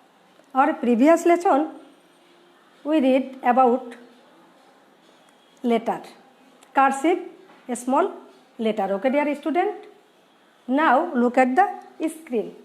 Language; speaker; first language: English; non-native, learner; Bangla